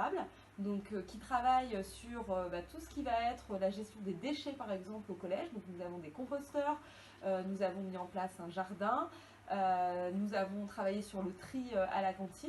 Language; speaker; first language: French; native; French